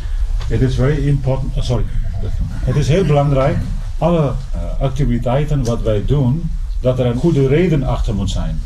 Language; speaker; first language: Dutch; non-native, fluent; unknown